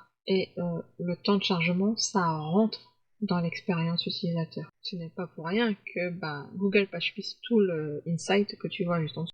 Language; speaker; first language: French; native; French